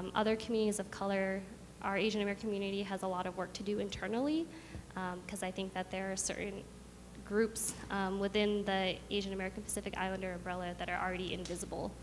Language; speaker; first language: English; early bilingual, other home language; Khmer